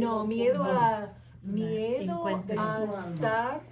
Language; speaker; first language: Spanish; non-native, fluent; English